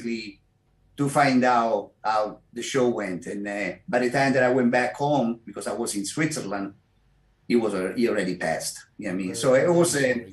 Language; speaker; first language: English; non-native, fluent; Italian